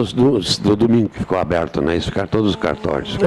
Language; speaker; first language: Portuguese; native; Portuguese